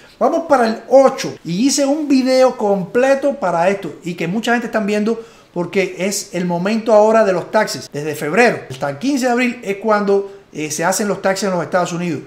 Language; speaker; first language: Spanish; native; Spanish